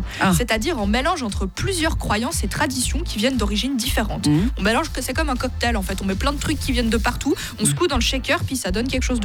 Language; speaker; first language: French; native; French